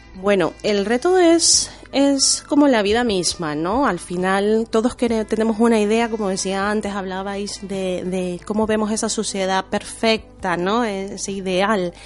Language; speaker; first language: Spanish; native; Spanish